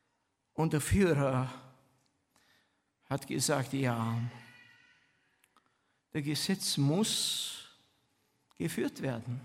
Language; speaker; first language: German; non-native, fluent; Romanian